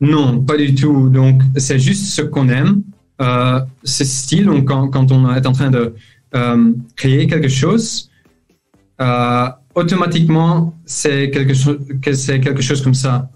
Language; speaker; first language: French; non-native, local second language; Dutch